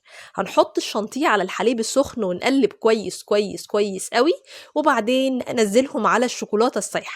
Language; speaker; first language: Arabic; native; Arabic